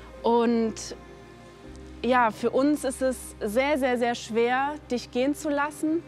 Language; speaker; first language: German; native; German